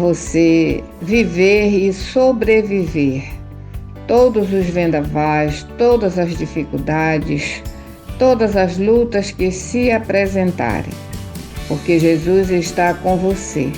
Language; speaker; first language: Portuguese; native; Portuguese